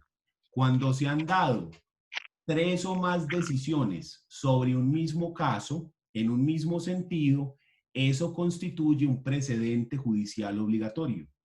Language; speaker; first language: Spanish; native; Spanish